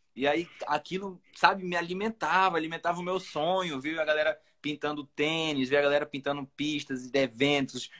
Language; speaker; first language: Portuguese; native; Portuguese